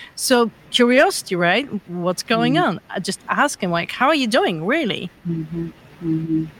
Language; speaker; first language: English; non-native, fluent; Bulgarian